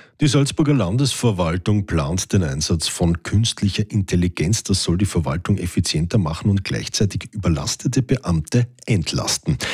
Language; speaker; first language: German; native; German